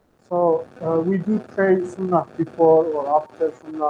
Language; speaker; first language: English; non-native, fluent; Turkmen